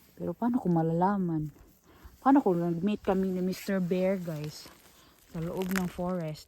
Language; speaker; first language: Filipino; non-native, local second language; Cebuano